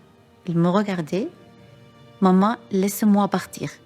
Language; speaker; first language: French; non-native, fluent; Arabic